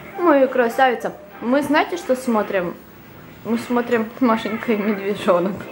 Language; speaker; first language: Russian; native; Russian